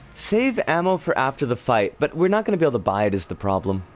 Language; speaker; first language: English; native; English